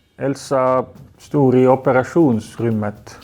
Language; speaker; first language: Swedish; non-native, learner; Estonian